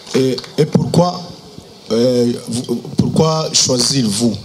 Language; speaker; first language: French; non-native, local second language; Rundi